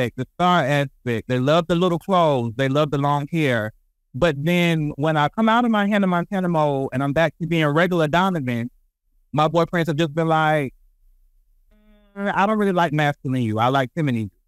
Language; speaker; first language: English; native; English